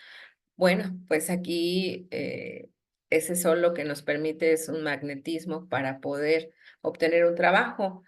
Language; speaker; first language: Spanish; native; Spanish